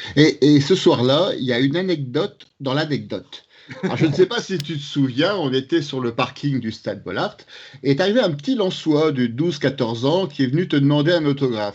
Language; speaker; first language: French; native; French